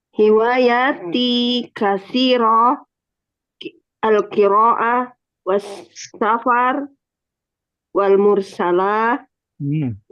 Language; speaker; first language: Arabic; non-native, learner; Indonesian